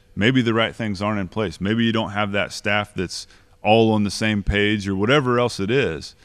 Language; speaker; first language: English; native; English